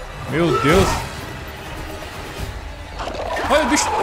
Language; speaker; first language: Portuguese; native; Portuguese